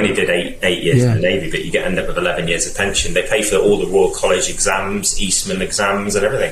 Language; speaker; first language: English; native; English